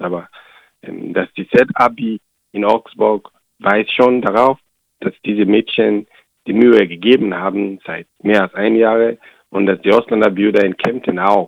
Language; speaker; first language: German; non-native, learner; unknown